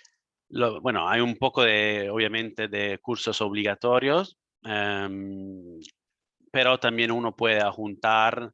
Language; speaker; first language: Spanish; non-native, fluent; Italian